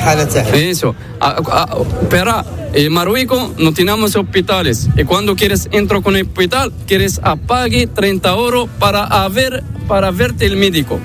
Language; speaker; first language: Spanish; non-native, learner; Arabic